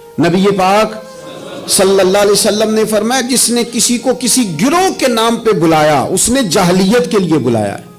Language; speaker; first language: Urdu; non-native, local second language; Punjabi